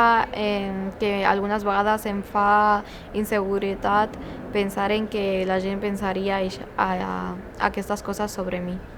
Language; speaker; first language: Catalan; early bilingual, other home language; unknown